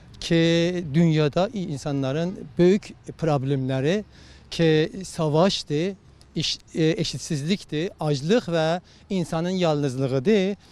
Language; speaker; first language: Turkish; non-native, learner; Azerbaijani